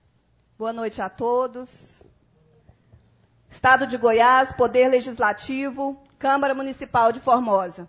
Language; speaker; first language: Portuguese; native; Portuguese